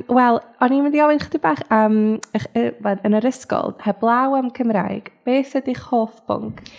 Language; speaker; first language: Welsh; native; Welsh